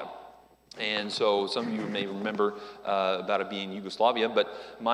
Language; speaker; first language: English; native; English